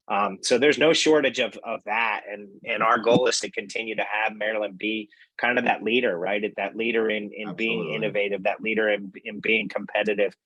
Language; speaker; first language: English; native; English